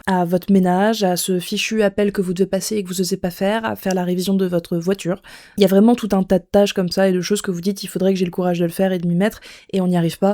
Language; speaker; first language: French; native; French